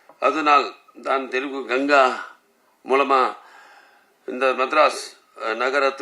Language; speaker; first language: Tamil; non-native, learner; Telugu